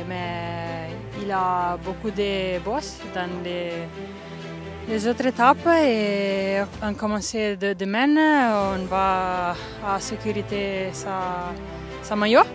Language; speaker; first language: French; non-native, learner; Italian